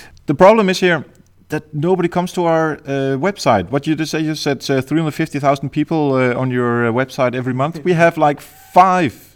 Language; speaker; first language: English; non-native, fluent; Danish